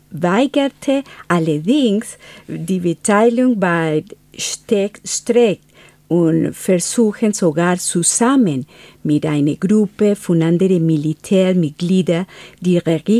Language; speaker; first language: German; non-native, fluent; Spanish